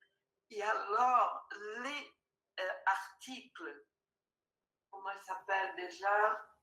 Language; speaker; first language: French; non-native, fluent; Portuguese